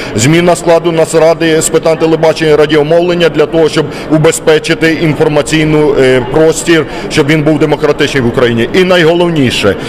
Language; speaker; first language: Ukrainian; native; Ukrainian